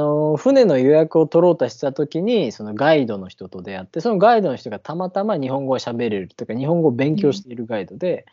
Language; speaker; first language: Japanese; native; Japanese